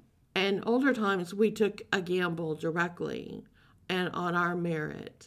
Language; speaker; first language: English; native; English